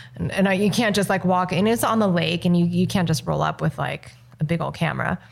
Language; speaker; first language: English; early bilingual, other home language; Chinese